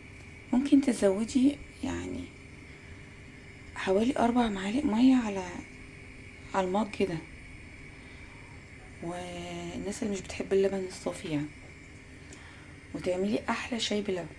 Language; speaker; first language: Arabic; native; Arabic